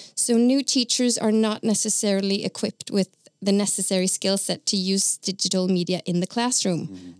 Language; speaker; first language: English; non-native, fluent; Norwegian